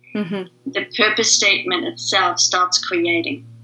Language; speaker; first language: English; non-native, fluent; German